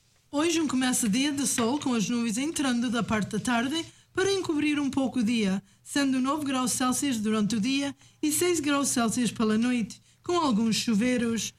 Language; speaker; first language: Portuguese; native; Portuguese